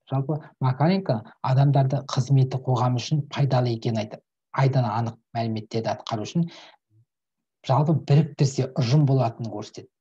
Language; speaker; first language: Kazakh; native; Kazakh